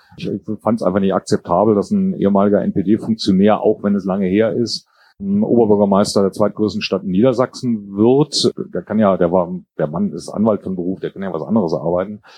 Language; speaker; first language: German; native; German